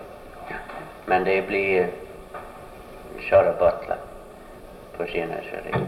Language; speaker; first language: Swedish; early bilingual, heritage; Swedish